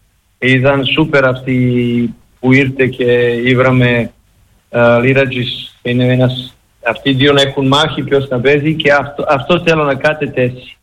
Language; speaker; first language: Greek; non-native, fluent; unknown